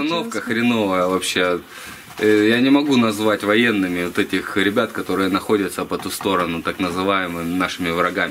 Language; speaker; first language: Russian; native; Russian